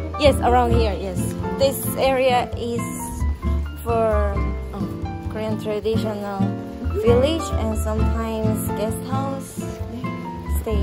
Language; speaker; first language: English; non-native, learner; Korean